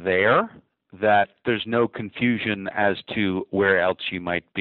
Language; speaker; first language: English; native; English